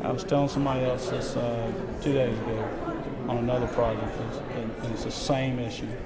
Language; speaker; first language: English; native; English